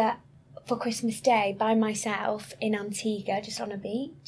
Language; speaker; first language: English; native; English